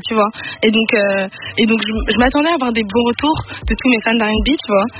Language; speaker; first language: French; early bilingual, other home language; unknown